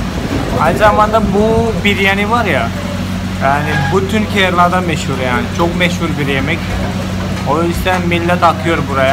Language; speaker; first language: Turkish; non-native, fluent; Malayalam